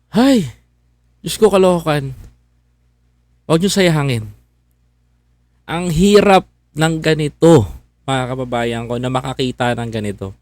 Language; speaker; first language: Filipino; native; Filipino